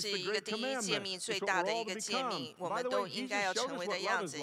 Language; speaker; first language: Chinese; native; Chinese